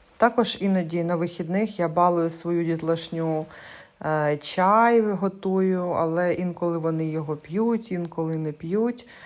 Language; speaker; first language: Ukrainian; non-native, local second language; Russian